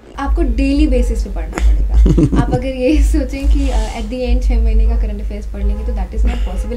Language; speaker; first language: Hindi; native; Hindi